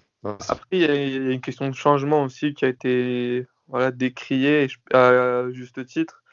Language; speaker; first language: French; native; French